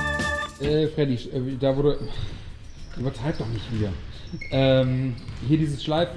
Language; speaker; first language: German; native; German